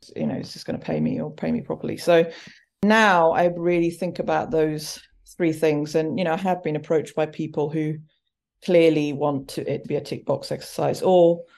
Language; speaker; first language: English; early bilingual, other home language; Hindi